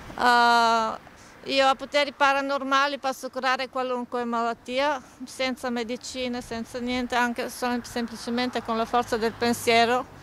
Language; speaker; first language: Italian; non-native, fluent; Bulgarian